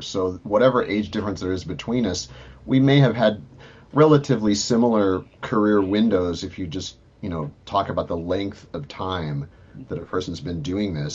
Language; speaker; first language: English; native; English